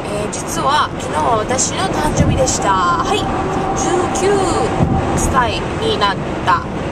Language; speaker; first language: Japanese; non-native, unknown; English